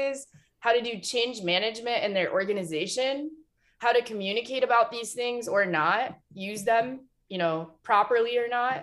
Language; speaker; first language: English; native; English